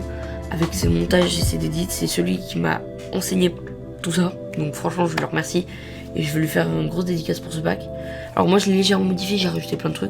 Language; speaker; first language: French; native; French